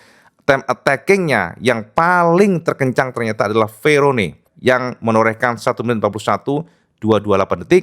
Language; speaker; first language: Indonesian; native; Indonesian